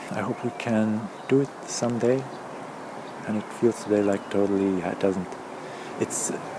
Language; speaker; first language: English; non-native, fluent; German